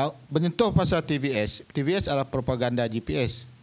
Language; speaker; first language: Malay; non-native, local second language; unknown